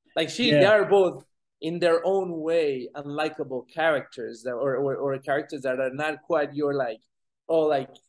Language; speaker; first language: English; non-native, fluent; Spanish